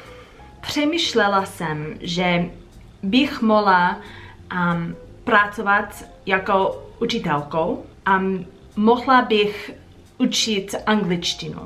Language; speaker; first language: Czech; non-native, learner; English